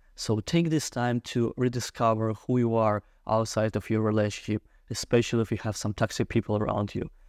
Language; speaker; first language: English; non-native, fluent; Russian